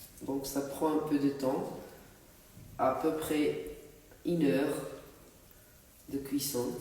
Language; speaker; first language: French; non-native, local second language; Arabic